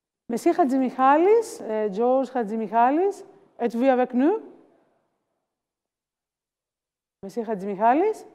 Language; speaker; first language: French; non-native, learner; Greek